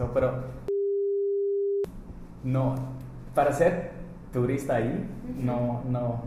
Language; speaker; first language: Spanish; non-native, fluent; English